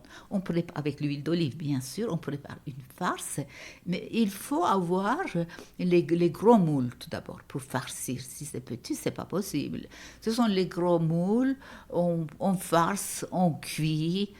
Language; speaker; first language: French; non-native, fluent; Turkish